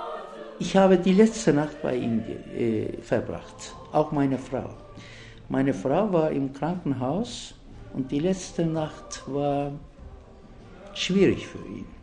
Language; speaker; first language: German; non-native, fluent; Turkish